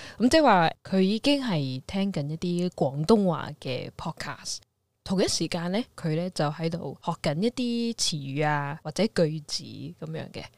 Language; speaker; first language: Cantonese; early bilingual, heritage; Cantonese